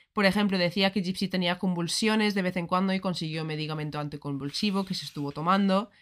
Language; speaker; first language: Spanish; native; Spanish